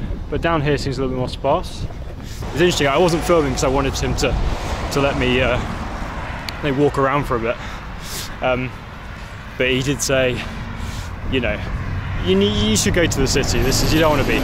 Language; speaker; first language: English; native; English